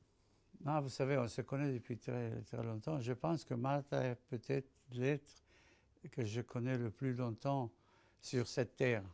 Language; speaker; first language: French; non-native, fluent; Spanish